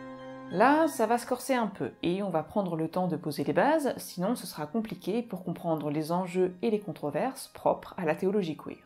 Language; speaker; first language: French; native; French